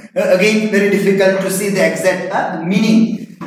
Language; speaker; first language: English; non-native, local second language; Gujarati